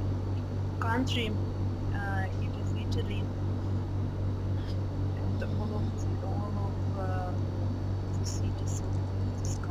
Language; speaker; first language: English; non-native, learner; Russian